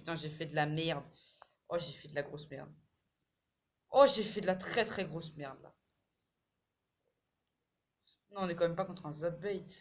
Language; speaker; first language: French; native; French